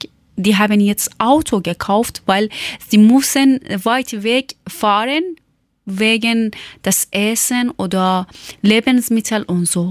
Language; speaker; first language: German; non-native, learner; Persian